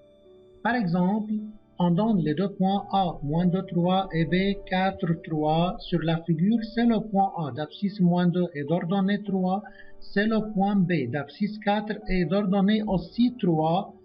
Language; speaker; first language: French; non-native, local second language; Arabic